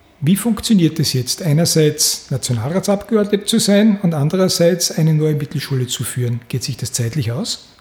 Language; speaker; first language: German; native; German